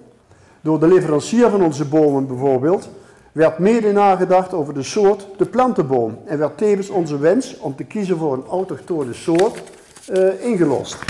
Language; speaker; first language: Dutch; native; Dutch